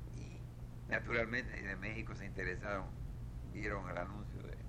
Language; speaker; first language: Spanish; native; Spanish